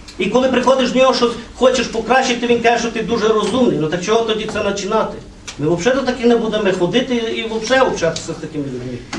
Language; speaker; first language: Ukrainian; non-native, local second language; Romany